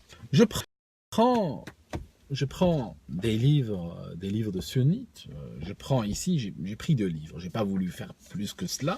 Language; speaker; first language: French; native; French